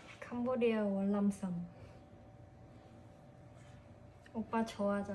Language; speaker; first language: Korean; non-native, learner; Khmer